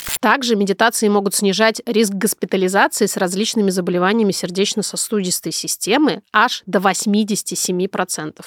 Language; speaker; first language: Russian; native; Russian